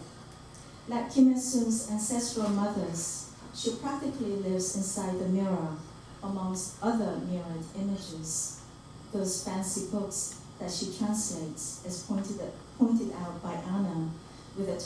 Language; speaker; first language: English; early bilingual, other home language; Korean